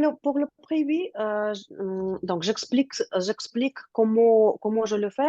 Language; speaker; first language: French; non-native, learner; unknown